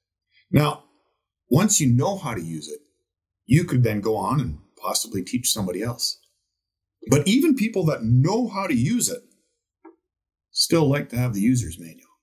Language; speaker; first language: English; native; English